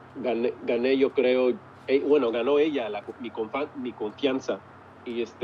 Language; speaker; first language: Spanish; early bilingual, heritage; English